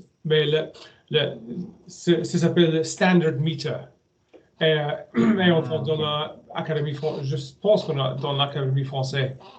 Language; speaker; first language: French; non-native, learner; German